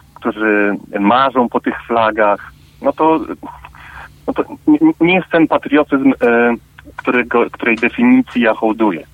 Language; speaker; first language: Polish; native; Polish